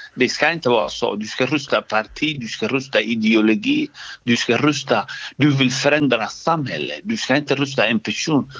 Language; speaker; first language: Swedish; non-native, fluent; Somali